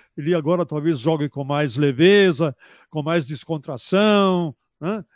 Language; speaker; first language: Portuguese; early bilingual, other home language; German